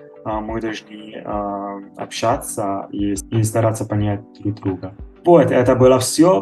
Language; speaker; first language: Russian; non-native, fluent; Italian